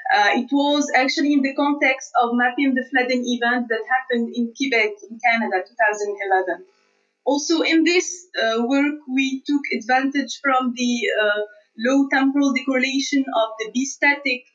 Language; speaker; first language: English; non-native, fluent; Arabic